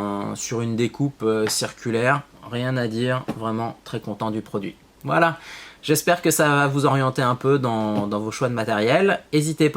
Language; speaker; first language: French; native; French